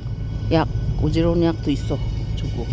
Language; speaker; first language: Korean; non-native, learner; Filipino